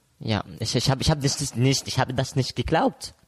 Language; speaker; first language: German; non-native, learner; Arabic